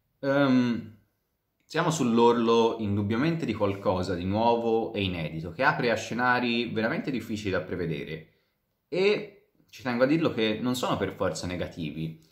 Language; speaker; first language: Italian; native; Italian